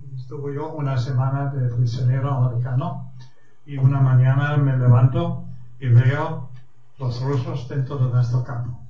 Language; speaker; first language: Spanish; non-native, fluent; German